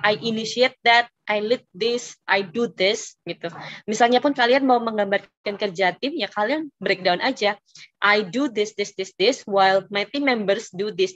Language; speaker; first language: English; non-native, fluent; Indonesian